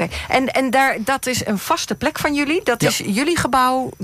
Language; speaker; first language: Dutch; native; Dutch